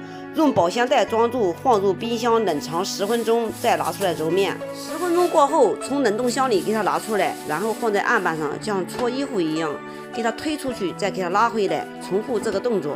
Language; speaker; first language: Chinese; native; Chinese